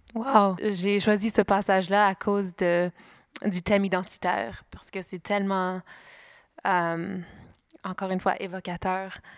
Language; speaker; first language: French; native; French